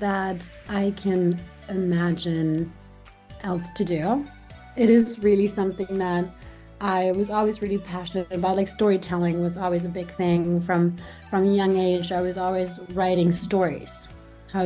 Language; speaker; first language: English; non-native, fluent; German